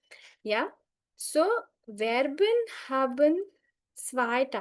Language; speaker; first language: German; non-native, fluent; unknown